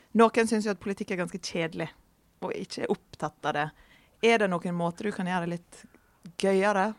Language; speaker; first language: Norwegian; native; Norwegian